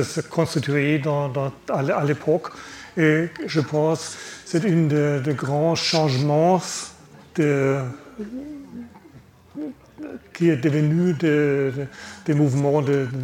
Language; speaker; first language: French; non-native, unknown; German